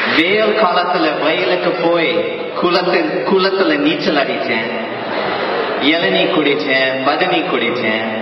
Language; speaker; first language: Tamil; non-native, fluent; English